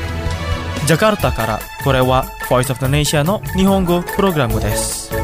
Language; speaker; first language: Japanese; non-native, fluent; Indonesian